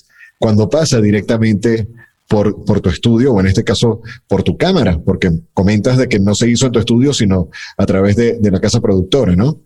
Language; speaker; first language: Spanish; native; Spanish